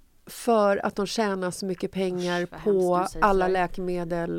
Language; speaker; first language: Swedish; native; Swedish